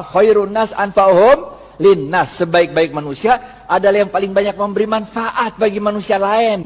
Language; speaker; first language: Indonesian; native; Indonesian